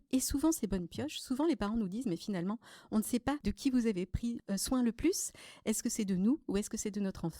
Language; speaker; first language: French; native; French